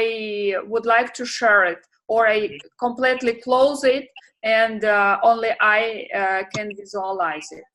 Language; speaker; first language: English; non-native, learner; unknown